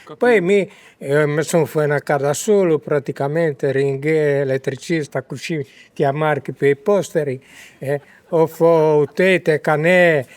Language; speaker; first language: Italian; native; Italian